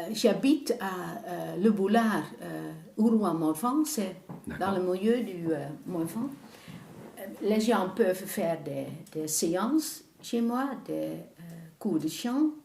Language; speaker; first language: French; non-native, fluent; Dutch